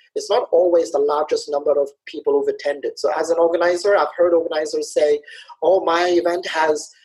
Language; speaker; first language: English; early bilingual, other home language; Somali